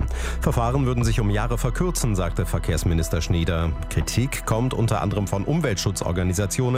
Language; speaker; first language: German; native; German